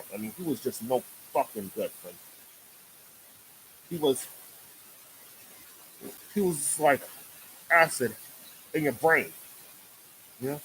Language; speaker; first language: English; native; English